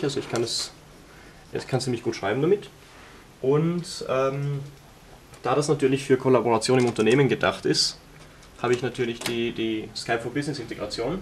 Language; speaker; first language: German; native; German